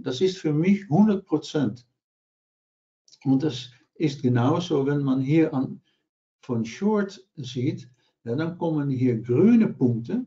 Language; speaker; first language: German; non-native, learner; Dutch